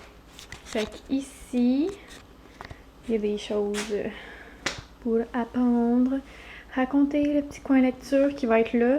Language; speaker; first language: French; native; French